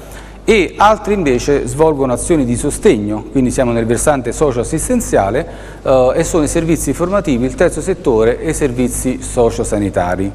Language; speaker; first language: Italian; native; Italian